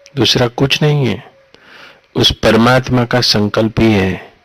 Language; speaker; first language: Hindi; non-native, local second language; Gujarati